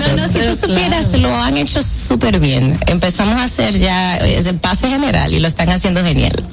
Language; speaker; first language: Spanish; early bilingual, heritage; Spanish